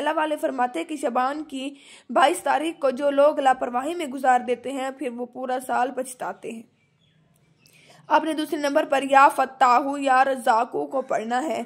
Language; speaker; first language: Urdu; native; Urdu